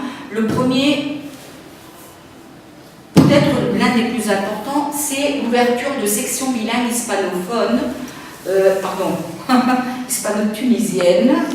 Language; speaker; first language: French; non-native, fluent; Spanish